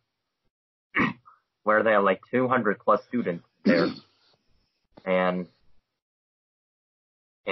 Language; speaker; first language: English; non-native, fluent; Chinese